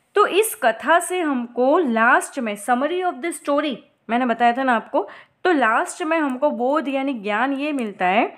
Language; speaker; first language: Hindi; non-native, local second language; Gujarati